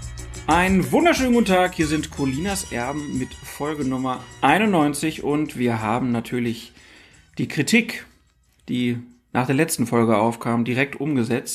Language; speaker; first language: German; native; German